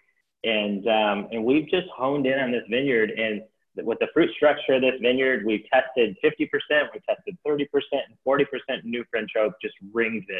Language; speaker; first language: English; native; English